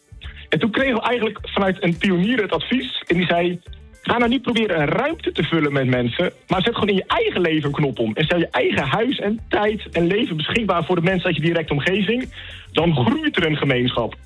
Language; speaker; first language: Dutch; native; Dutch